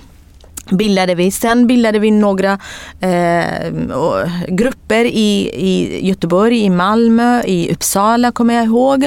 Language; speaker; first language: Swedish; non-native, fluent; Kurdish